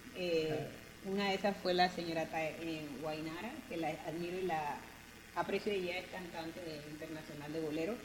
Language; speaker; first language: Spanish; non-native, local second language; English